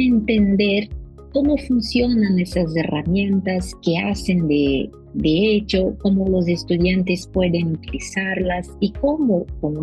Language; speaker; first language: Spanish; non-native, fluent; Portuguese